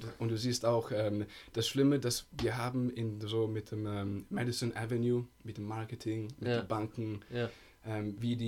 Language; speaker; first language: German; non-native, fluent; Italian